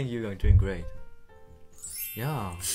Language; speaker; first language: English; non-native, fluent; Japanese